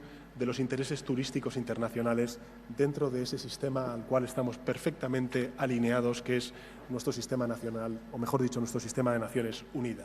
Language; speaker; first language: Spanish; native; Spanish